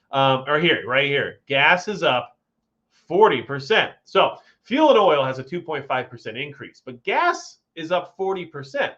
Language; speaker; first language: English; native; English